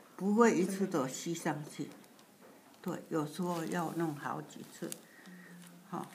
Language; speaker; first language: Chinese; native; Chinese